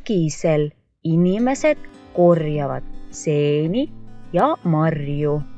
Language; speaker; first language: Estonian; non-native, local second language; Russian